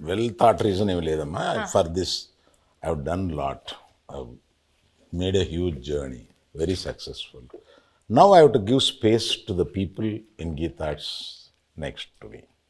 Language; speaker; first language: Telugu; native; Telugu